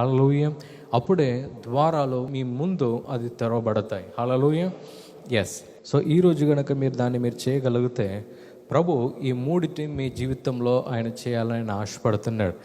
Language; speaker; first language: Telugu; non-native, fluent; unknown